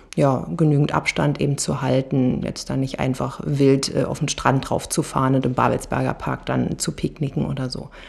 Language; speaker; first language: German; native; German